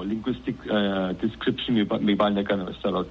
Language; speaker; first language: Amharic; non-native, fluent; German